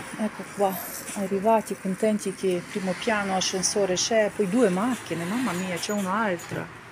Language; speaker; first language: Italian; non-native, learner; Ukrainian